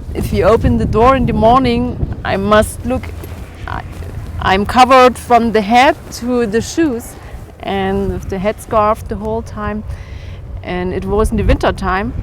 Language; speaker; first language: English; non-native, learner; German